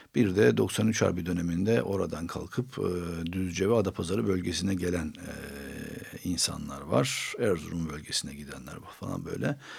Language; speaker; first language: Turkish; non-native, local second language; Armenian